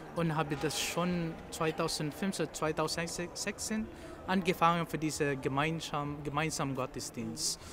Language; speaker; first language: German; non-native, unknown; Filipino